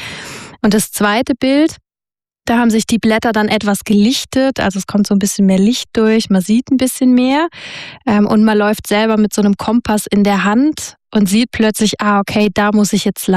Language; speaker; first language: German; native; German